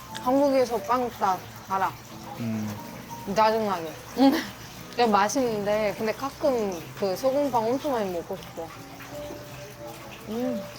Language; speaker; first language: Korean; non-native, learner; Greek